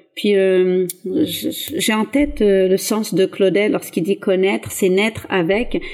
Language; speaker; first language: French; early bilingual, other home language; Arabic